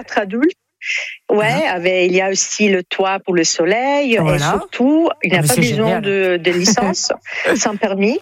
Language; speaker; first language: French; non-native, fluent; Italian